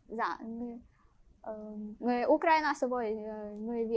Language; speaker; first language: Vietnamese; non-native, fluent; Ukrainian